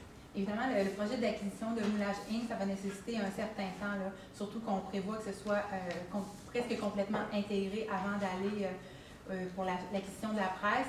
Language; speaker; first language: French; native; French